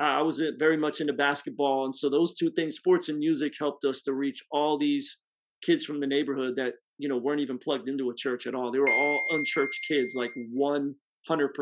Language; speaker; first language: English; native; English